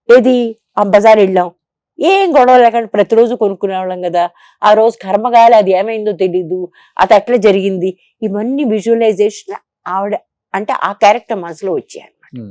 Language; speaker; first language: Telugu; native; Telugu